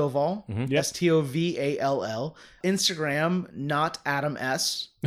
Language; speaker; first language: English; native; English